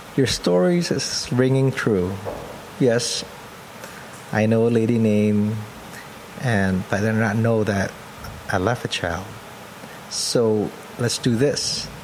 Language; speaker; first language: English; non-native, local second language; Pampanga